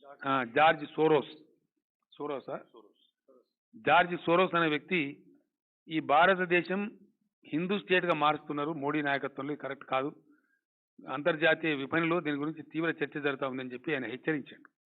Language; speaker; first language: Telugu; native; Telugu